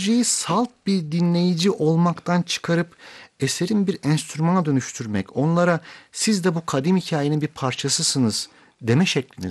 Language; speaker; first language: Turkish; native; Turkish